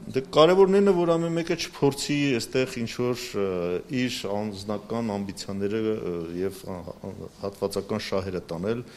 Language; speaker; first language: Armenian; native; Armenian